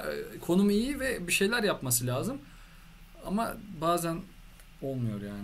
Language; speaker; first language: Turkish; native; Turkish